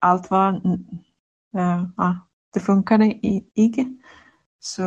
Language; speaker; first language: Danish; non-native, learner; Swedish